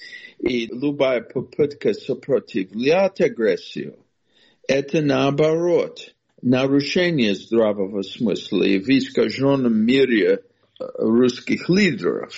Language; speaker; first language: Russian; non-native, fluent; English